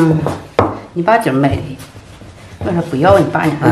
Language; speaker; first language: Chinese; native; Chinese